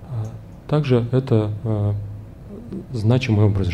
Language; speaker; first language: Russian; native; Russian